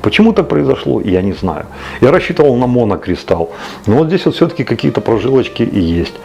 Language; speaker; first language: Russian; native; Russian